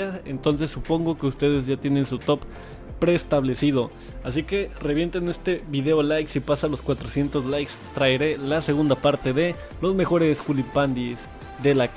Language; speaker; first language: Spanish; native; Spanish